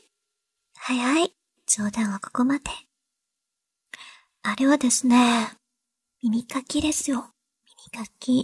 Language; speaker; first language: Japanese; non-native, learner; Chinese